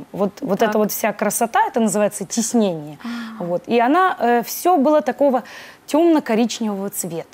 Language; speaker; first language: Russian; native; Russian